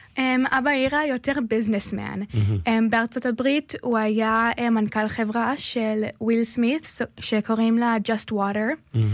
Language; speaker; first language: Hebrew; early bilingual, other home language; English